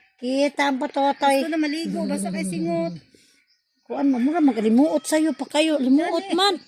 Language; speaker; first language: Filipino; non-native, local second language; Cebuano